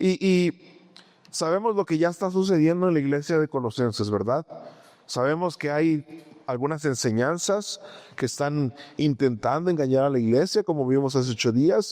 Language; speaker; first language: Spanish; native; Spanish